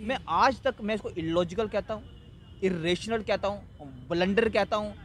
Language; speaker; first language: Hindi; native; Hindi